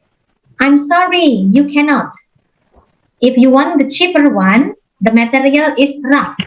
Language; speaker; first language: English; non-native, fluent; Indonesian